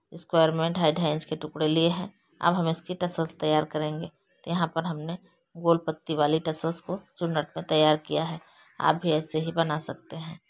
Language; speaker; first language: Hindi; native; Hindi